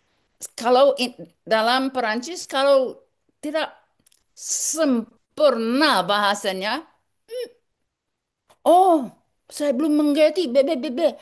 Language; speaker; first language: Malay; non-native, learner; English